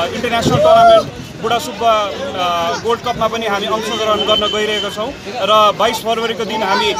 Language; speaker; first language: Nepali; native; Nepali